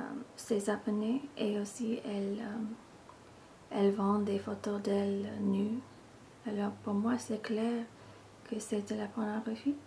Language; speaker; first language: French; non-native, learner; English